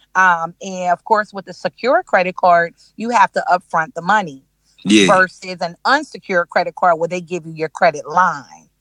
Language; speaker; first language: English; native; English